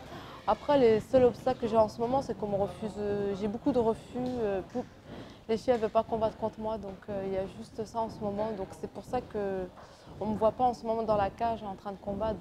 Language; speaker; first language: French; early bilingual, other home language; Arabic